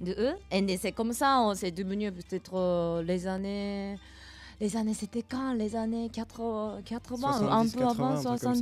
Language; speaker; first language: French; non-native, fluent; Japanese